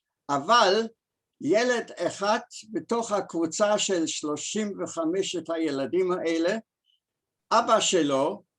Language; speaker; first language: Hebrew; early bilingual, other home language; German